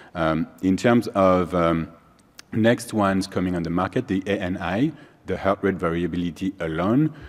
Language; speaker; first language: English; non-native, fluent; French